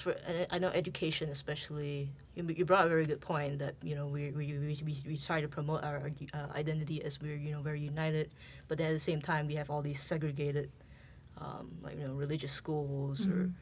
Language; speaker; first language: English; non-native, local second language; Chinese